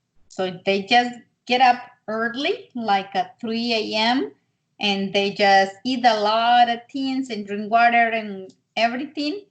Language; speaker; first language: English; non-native, learner; Spanish